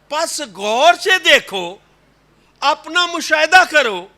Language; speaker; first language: Urdu; non-native, local second language; Punjabi